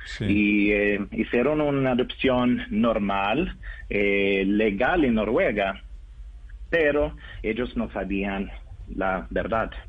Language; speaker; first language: Spanish; non-native, learner; Norwegian